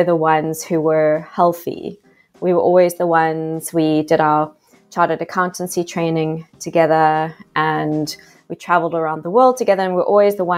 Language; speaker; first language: English; native; English